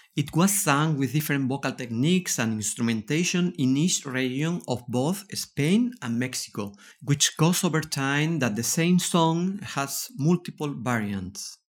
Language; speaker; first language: English; non-native, fluent; Spanish